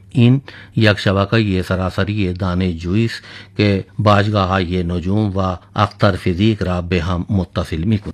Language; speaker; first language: Persian; non-native, fluent; Urdu